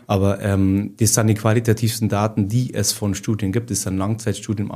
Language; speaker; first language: German; native; German